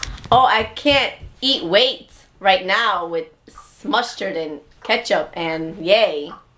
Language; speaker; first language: English; early bilingual, other home language; Spanish